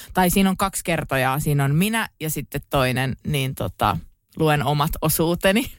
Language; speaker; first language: Finnish; native; Finnish